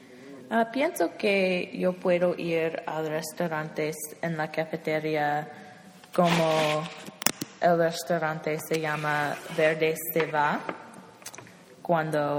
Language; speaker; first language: Spanish; non-native, learner; English